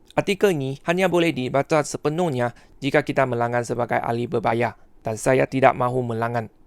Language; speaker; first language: Malay; non-native, fluent; Chinese